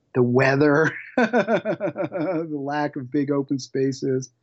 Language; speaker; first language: English; native; English